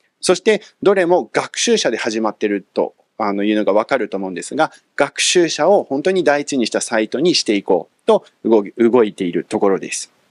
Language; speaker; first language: Japanese; early bilingual, other home language; English